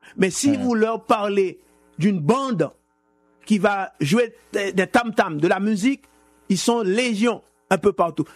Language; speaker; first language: French; non-native, local second language; Haitian Creole